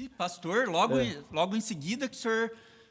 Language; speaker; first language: Portuguese; native; Portuguese